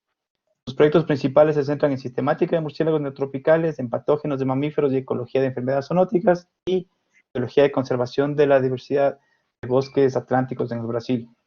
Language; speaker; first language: Spanish; native; Spanish